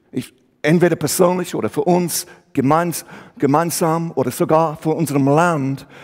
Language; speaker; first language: German; non-native, fluent; English